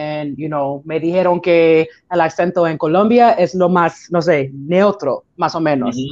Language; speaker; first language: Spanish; non-native, learner; English